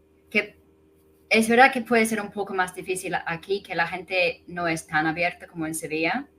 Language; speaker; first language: Spanish; non-native, fluent; English